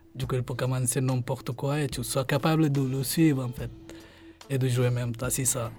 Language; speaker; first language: French; non-native, fluent; Hindi